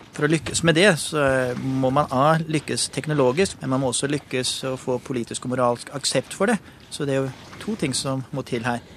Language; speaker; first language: Norwegian; native; Norwegian